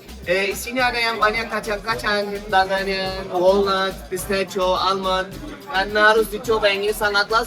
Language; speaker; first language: Indonesian; non-native, learner; Turkish